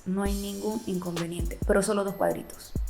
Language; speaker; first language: Spanish; native; Spanish